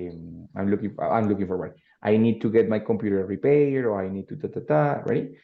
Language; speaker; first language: English; non-native, fluent; Spanish